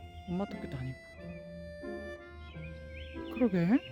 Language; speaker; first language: Korean; native; Korean